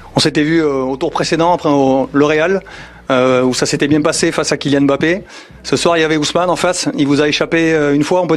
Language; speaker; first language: French; native; French